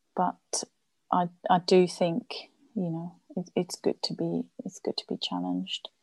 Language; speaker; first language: English; non-native, fluent; German